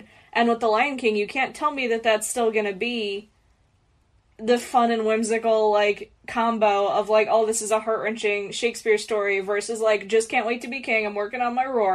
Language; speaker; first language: English; native; English